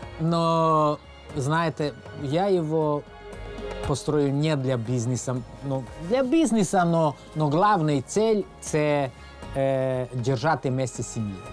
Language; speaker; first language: Ukrainian; non-native, local second language; Hungarian